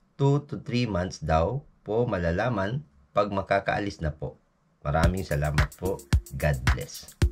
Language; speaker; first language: Filipino; native; Filipino